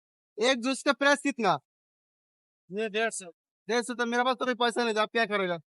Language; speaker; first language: Hindi; non-native, learner; Bangla